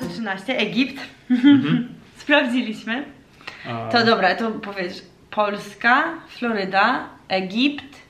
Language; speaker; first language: Polish; early bilingual, heritage; Polish